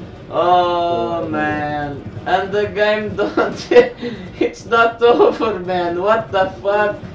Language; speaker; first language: English; non-native, fluent; Portuguese